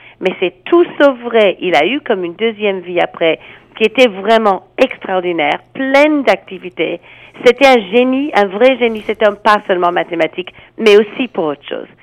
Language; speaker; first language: French; non-native, fluent; English